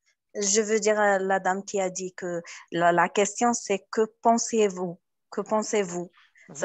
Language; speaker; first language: French; non-native, learner; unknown